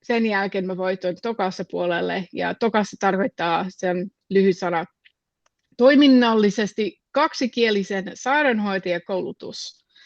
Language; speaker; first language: Finnish; non-native, fluent; English